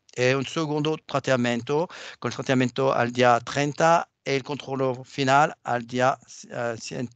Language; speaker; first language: Spanish; non-native, learner; French